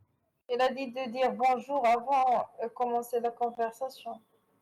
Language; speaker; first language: French; non-native, local second language; Arabic